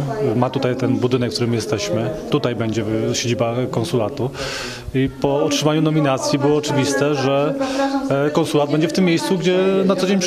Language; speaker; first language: Polish; native; Polish